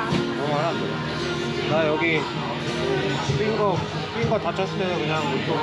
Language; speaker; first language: Korean; non-native, learner; Thai